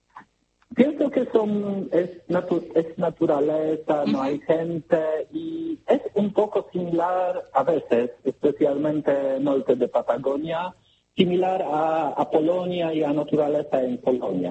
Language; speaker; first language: Spanish; non-native, learner; Polish